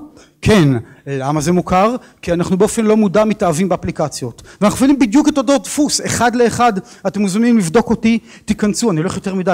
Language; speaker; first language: Hebrew; native; Hebrew